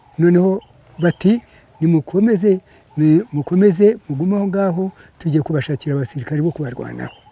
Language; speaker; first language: Kinyarwanda; native; Kinyarwanda